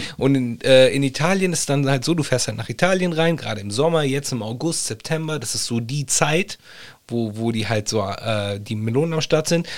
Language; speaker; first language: German; early bilingual, other home language; Italian